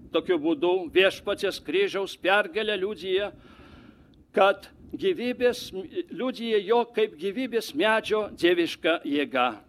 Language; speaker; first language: Lithuanian; non-native, fluent; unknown